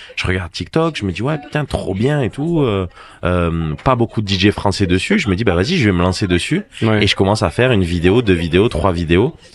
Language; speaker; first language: French; native; French